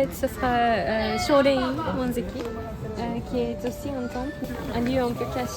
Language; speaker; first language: French; non-native, fluent; Japanese